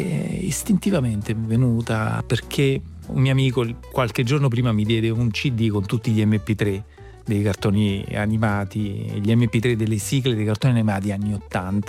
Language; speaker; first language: Italian; native; Italian